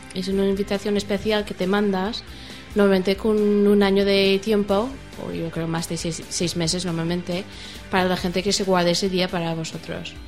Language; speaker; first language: Spanish; non-native, learner; English